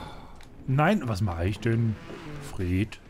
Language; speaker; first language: German; native; German